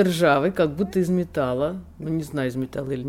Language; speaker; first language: Russian; native; Russian